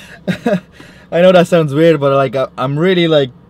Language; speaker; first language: English; native; English